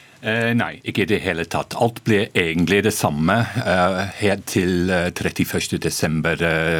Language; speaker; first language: Norwegian; non-native, fluent; English